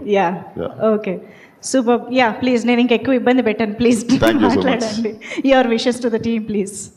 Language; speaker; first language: Telugu; native; Telugu